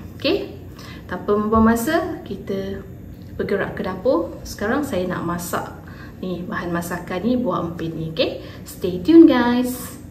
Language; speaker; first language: Malay; non-native, local second language; Iban